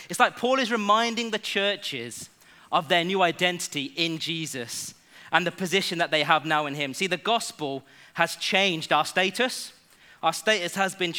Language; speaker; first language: English; native; English